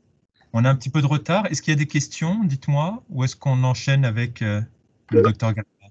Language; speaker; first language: French; native; French